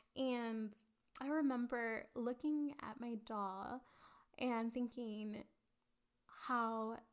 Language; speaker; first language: English; early bilingual, other home language; Spanish